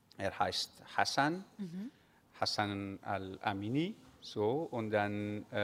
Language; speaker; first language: German; non-native, learner; Persian